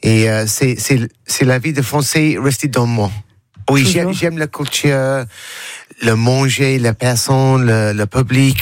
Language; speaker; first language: French; non-native, learner; English